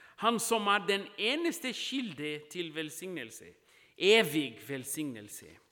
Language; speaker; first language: Norwegian; non-native, fluent; Portuguese